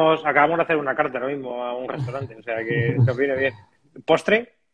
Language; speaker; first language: Spanish; native; Spanish